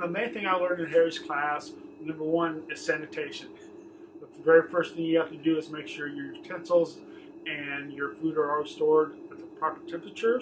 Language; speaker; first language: English; native; English